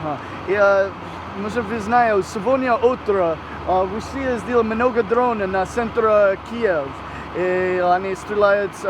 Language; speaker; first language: Russian; non-native, learner; English